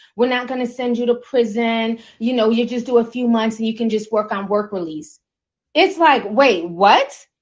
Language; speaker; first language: English; native; English